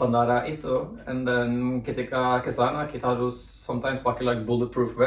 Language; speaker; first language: Indonesian; non-native, fluent; Norwegian